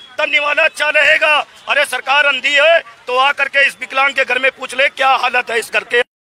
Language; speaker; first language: Hindi; native; Hindi